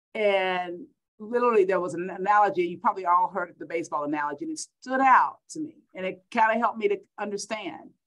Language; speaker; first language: English; native; English